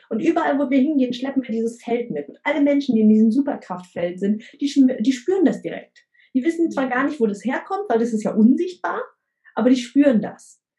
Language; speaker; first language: German; early bilingual, other home language; Vietnamese